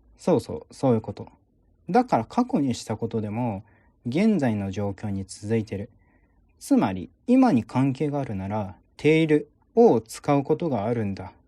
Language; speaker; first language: Japanese; native; Japanese